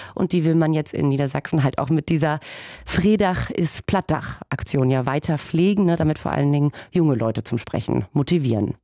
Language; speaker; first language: German; native; German